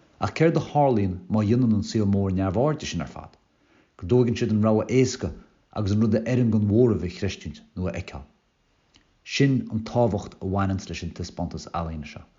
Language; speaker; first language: Irish; native; Irish